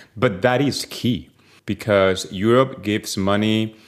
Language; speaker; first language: English; non-native, fluent; Spanish